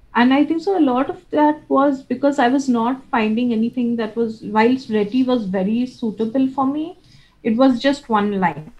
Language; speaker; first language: English; non-native, local second language; Bangla